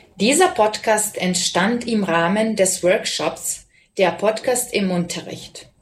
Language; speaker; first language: German; non-native, fluent; Serbian